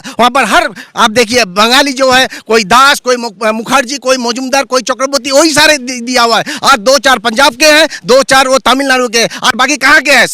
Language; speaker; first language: Hindi; non-native, local second language; Bangla